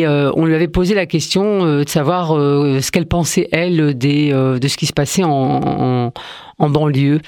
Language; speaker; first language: French; early bilingual, other home language; Arabic